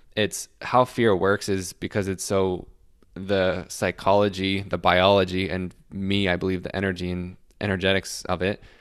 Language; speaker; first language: English; native; English